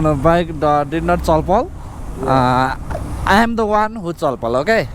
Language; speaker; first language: English; non-native, learner; Nepali